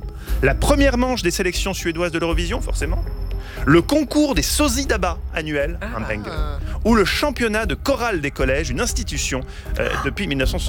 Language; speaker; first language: French; native; French